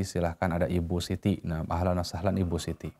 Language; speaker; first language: Indonesian; native; Indonesian